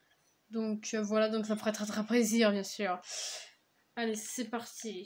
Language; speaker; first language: French; native; French